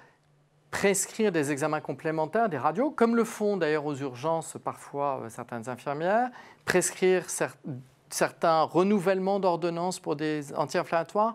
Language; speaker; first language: French; native; French